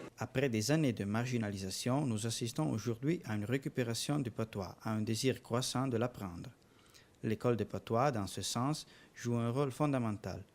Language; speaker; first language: French; non-native, local second language; Italian